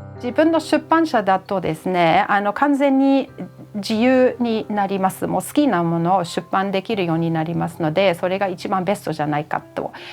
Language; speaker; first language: Japanese; non-native, fluent; German